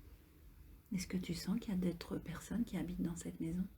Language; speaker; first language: French; native; French